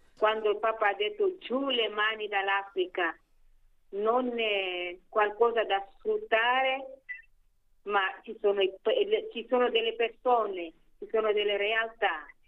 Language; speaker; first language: Italian; non-native, fluent; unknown